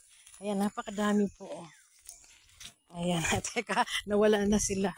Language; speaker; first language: Filipino; native; Filipino